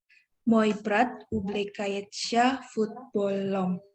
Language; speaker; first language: Russian; non-native, learner; Indonesian